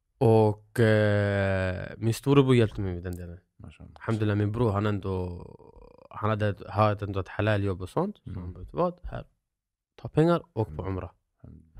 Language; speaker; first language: Swedish; early bilingual, other home language; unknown